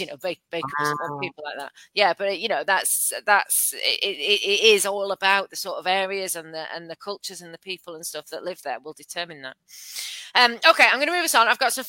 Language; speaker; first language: English; native; English